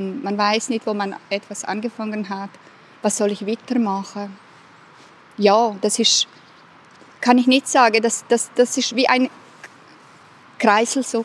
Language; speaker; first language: German; non-native, fluent; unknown